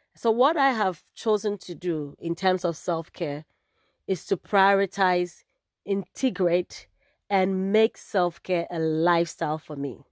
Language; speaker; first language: English; non-native, local second language; Akan